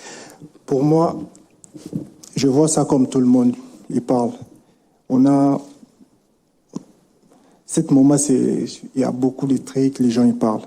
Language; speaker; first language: French; non-native, local second language; Lingala